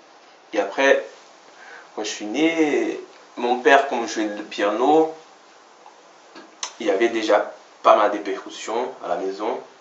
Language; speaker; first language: French; non-native, fluent; Portuguese